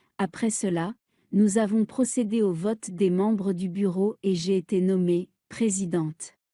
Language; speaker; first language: French; non-native, local second language; Arabic